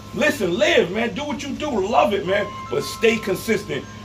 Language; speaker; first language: English; native; English